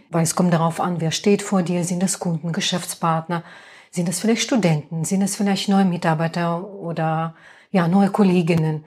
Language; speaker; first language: German; non-native, fluent; Russian